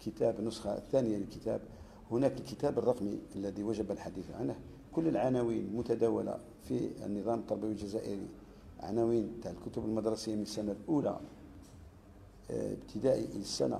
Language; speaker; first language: Arabic; native; Arabic